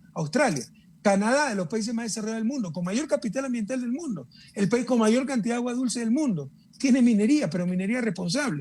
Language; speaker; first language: Spanish; native; Spanish